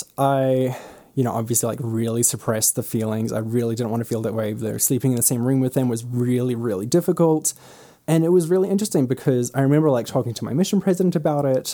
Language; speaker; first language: English; native; English